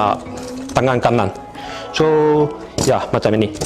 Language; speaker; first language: Indonesian; non-native, local second language; Chinese